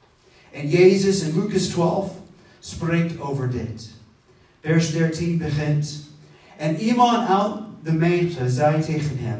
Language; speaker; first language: Dutch; non-native, fluent; English